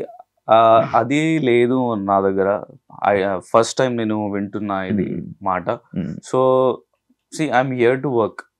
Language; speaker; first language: Telugu; non-native, local second language; Hindi